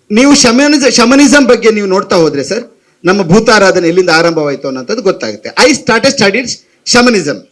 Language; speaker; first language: Kannada; non-native, local second language; Tulu